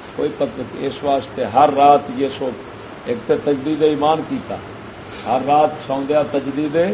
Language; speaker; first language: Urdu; non-native, local second language; Punjabi